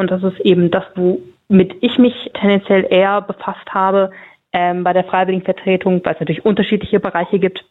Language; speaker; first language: German; native; German